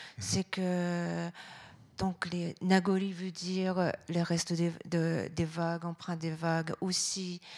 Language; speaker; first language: French; non-native, fluent; Japanese